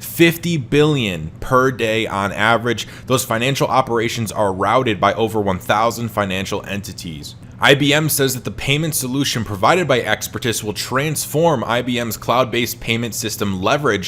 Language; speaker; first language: English; native; English